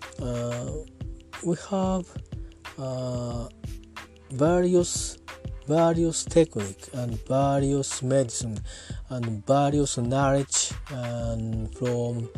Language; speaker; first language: English; non-native, learner; Japanese